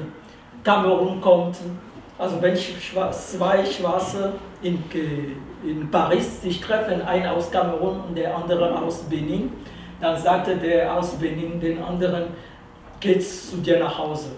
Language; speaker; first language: German; non-native, fluent; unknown